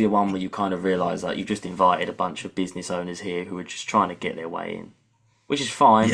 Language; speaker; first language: English; native; English